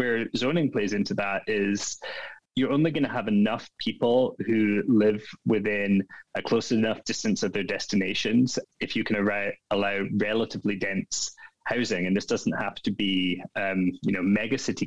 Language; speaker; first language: English; native; English